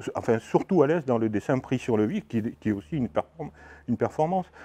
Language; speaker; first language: French; native; French